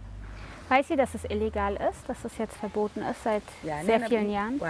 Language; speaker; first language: German; native; German